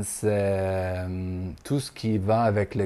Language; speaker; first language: French; non-native, fluent; German